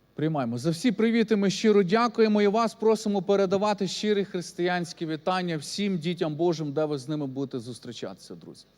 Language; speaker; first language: Ukrainian; native; Ukrainian